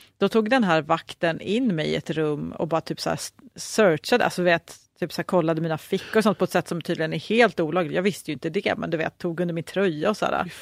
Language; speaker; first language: Swedish; native; Swedish